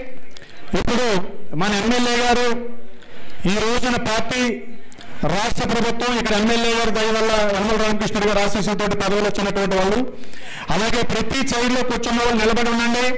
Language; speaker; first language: Telugu; native; Telugu